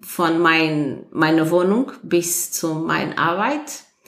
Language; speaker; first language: German; non-native, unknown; Portuguese